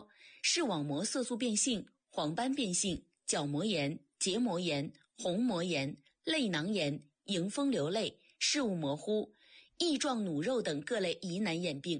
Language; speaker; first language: Chinese; native; Chinese